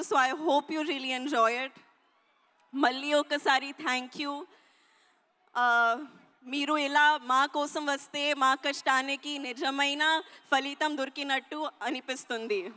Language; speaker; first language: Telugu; non-native, learner; Hindi